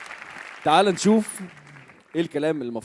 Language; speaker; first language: Arabic; native; Arabic